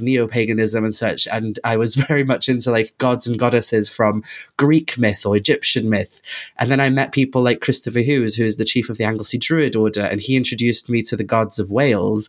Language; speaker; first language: English; non-native, local second language; Welsh